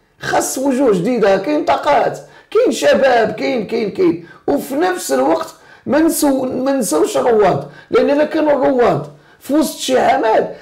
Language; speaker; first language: Arabic; native; Arabic